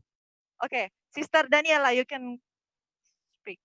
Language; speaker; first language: English; non-native, fluent; Indonesian